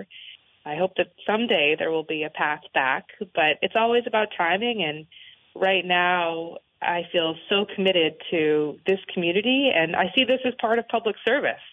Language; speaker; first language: English; native; English